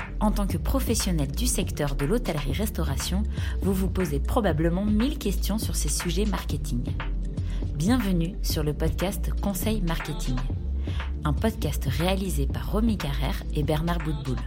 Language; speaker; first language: French; native; French